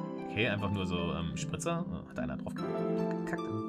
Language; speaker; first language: German; native; German